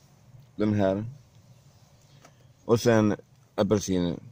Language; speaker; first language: Swedish; non-native, learner; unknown